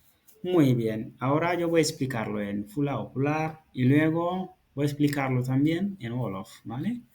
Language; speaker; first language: Spanish; non-native, fluent; Fula